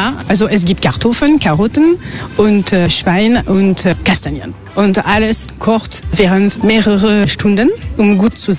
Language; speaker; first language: German; non-native, learner; French